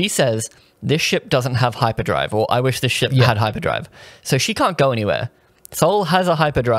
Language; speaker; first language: English; native; English